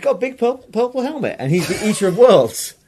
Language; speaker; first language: English; native; English